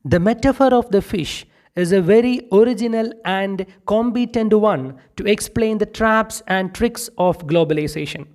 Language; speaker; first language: English; non-native, local second language; Malayalam